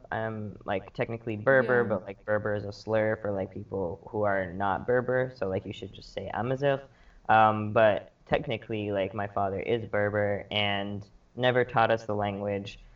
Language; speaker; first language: English; early bilingual, other home language; Arabic